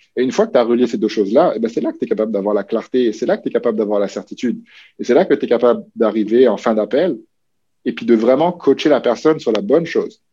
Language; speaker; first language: French; native; French